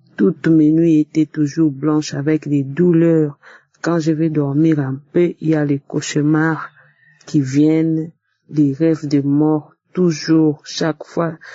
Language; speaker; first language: French; non-native, local second language; Lingala